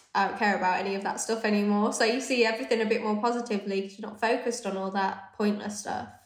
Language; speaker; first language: English; native; English